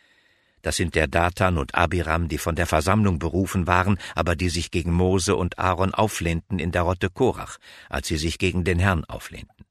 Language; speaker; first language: German; native; German